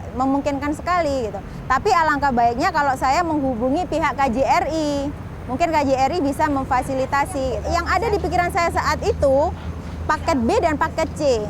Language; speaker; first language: Indonesian; native; Indonesian